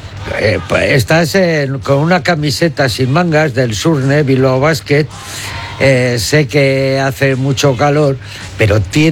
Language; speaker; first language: Spanish; native; Spanish